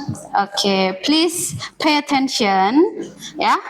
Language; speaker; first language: English; non-native, learner; Indonesian